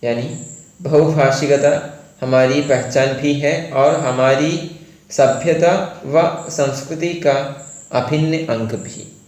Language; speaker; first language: Hindi; non-native, local second language; Malayalam